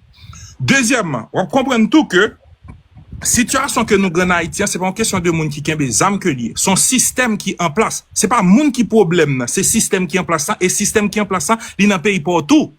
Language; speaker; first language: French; non-native, local second language; Haitian Creole